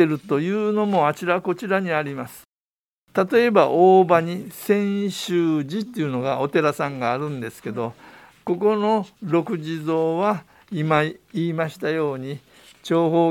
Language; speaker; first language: Japanese; native; Japanese